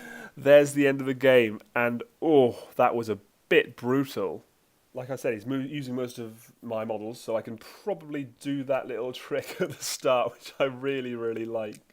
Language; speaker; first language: English; native; English